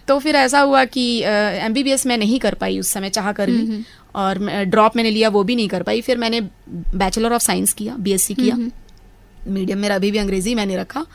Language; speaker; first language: Hindi; native; Hindi